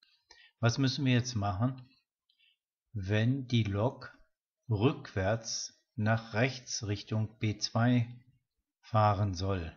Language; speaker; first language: German; native; German